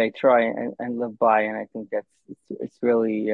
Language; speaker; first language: English; native; English